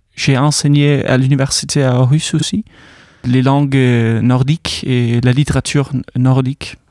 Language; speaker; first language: French; non-native, fluent; Danish